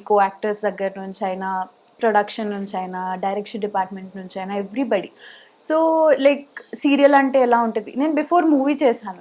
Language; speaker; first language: Telugu; native; Telugu